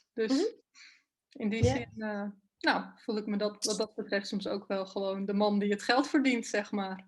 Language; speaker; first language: Dutch; native; Dutch